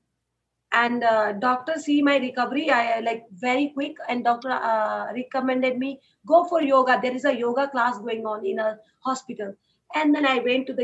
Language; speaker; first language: English; non-native, local second language; Hindi